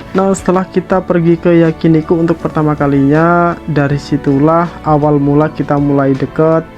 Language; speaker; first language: Indonesian; native; Indonesian